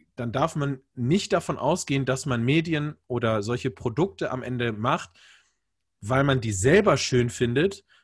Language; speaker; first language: German; native; German